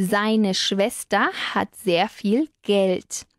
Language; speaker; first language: German; non-native, fluent; Spanish